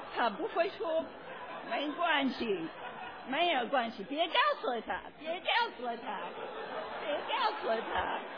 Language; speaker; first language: Chinese; non-native, learner; English